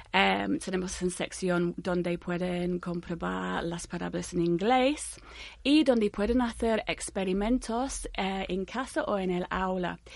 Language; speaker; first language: Spanish; non-native, fluent; English